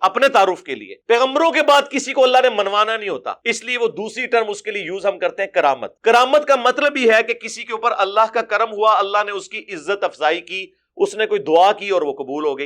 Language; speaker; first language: Urdu; non-native, local second language; Punjabi